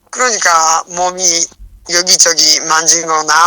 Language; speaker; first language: Korean; non-native, learner; Japanese